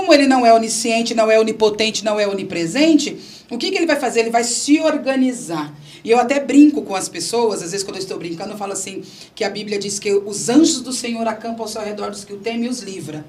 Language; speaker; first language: Portuguese; native; Portuguese